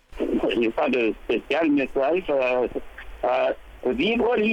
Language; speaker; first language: French; non-native, learner; English